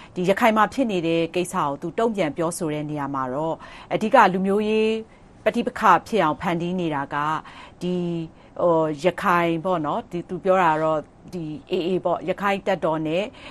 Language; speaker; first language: Burmese; native; Burmese